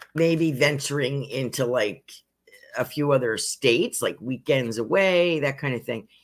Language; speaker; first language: English; native; English